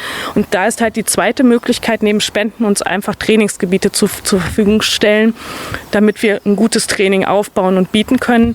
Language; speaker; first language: German; native; German